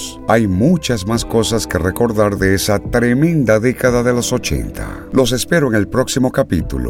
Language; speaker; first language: Spanish; native; Spanish